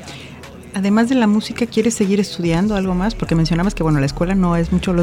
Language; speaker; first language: Spanish; native; Spanish